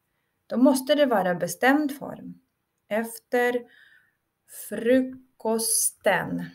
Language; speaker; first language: Swedish; non-native, fluent; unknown